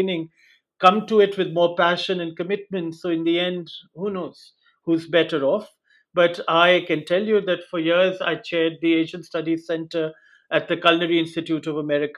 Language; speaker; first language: English; non-native, local second language; Hindi